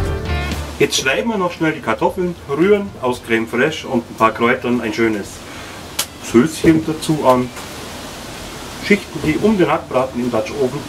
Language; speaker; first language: German; native; German